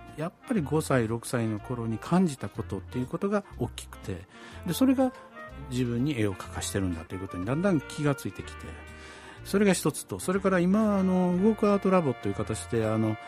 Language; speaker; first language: Japanese; native; Japanese